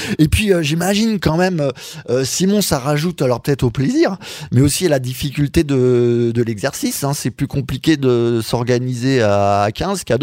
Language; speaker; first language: French; native; French